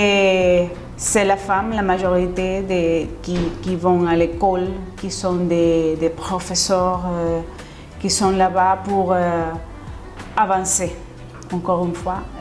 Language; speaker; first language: French; non-native, fluent; Spanish